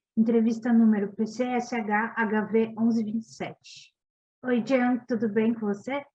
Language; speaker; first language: Portuguese; native; Portuguese